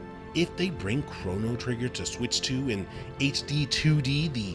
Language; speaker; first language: English; native; English